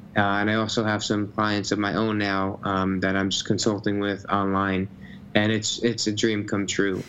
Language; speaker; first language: English; native; English